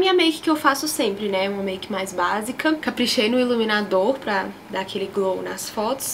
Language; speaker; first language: Portuguese; native; Portuguese